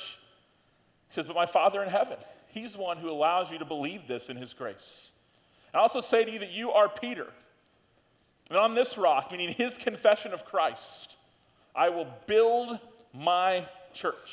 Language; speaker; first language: English; native; English